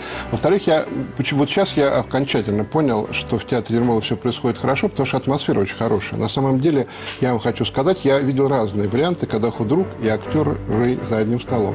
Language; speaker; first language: Russian; native; Russian